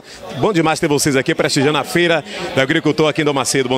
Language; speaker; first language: Portuguese; native; Portuguese